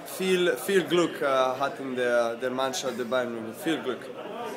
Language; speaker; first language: German; non-native, learner; Serbian